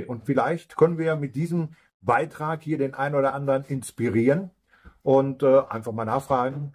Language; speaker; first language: German; native; German